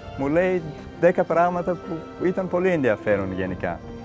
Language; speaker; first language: Greek; non-native, fluent; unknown